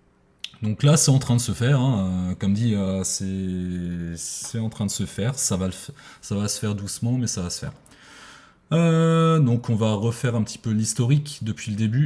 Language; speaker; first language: French; native; French